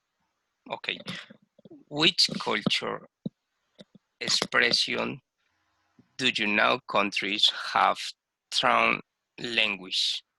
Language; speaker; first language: English; non-native, learner; Spanish